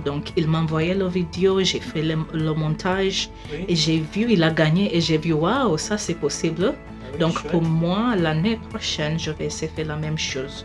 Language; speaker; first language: French; non-native, fluent; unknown